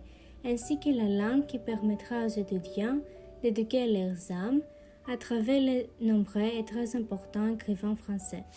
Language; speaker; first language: French; non-native, fluent; Greek